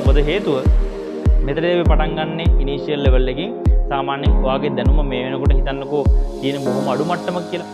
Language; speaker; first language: Sinhala; native; Sinhala